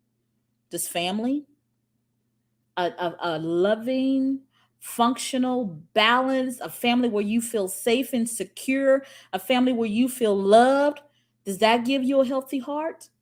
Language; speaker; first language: English; native; English